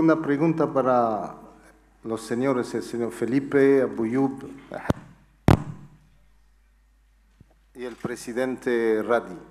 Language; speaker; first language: Spanish; non-native, fluent; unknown